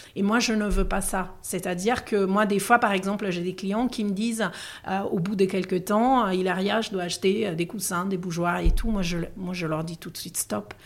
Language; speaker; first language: French; non-native, fluent; Italian